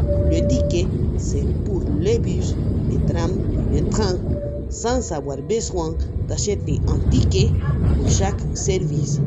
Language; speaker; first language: French; non-native, learner; Spanish